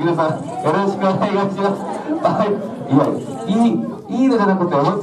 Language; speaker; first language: Japanese; non-native, learner; Korean